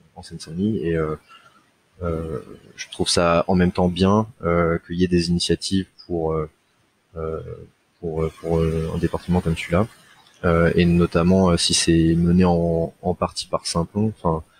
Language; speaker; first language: French; native; French